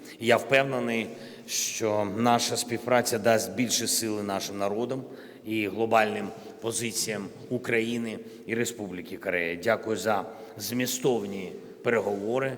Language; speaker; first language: Ukrainian; non-native, local second language; Russian